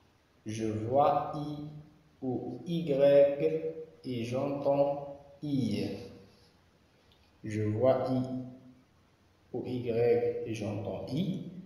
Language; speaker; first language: French; non-native, local second language; Arabic